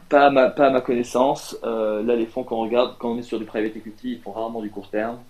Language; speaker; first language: French; non-native, local second language; Arabic